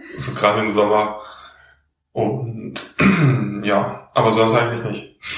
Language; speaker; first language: German; native; German